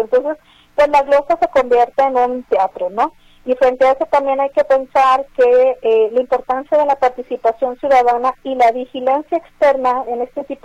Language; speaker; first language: Spanish; native; Spanish